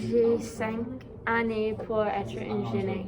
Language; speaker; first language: French; non-native, learner; English